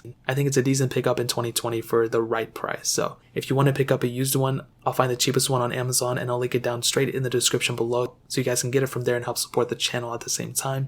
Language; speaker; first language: English; native; English